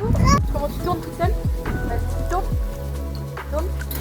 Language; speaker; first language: French; native; French